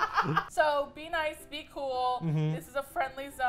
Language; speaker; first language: English; native; English